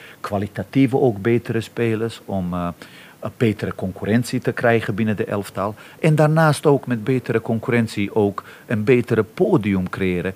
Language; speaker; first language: Dutch; non-native, fluent; Bosnian